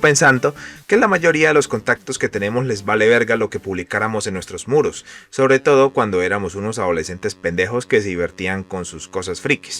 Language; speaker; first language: Spanish; native; Spanish